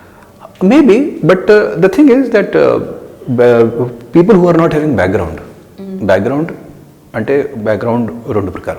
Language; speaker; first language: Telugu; non-native, local second language; Hindi